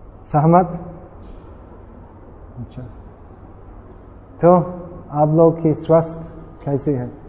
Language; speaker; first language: Hindi; non-native, fluent; English